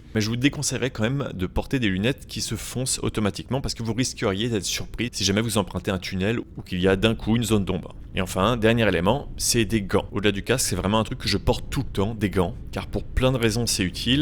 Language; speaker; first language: French; native; French